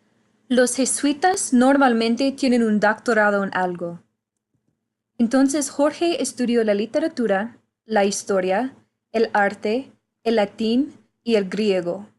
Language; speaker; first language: Spanish; non-native, learner; English